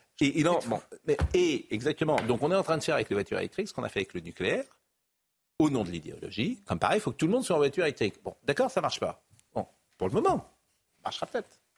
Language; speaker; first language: French; native; French